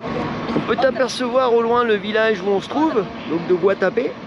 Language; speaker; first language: French; native; French